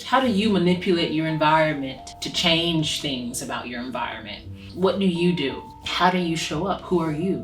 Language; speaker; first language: English; native; English